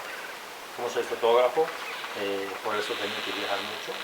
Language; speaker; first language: Spanish; non-native, fluent; French